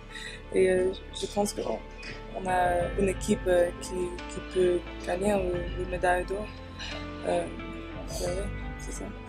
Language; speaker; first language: French; early bilingual, heritage; English